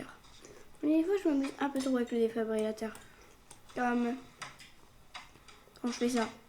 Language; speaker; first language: French; native; French